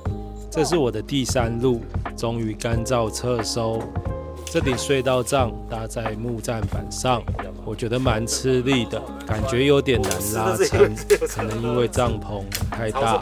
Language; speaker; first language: Chinese; native; Chinese